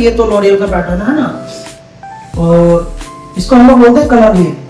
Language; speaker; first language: Hindi; native; Hindi